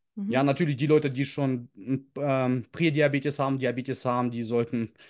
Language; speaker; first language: German; early bilingual, other home language; Russian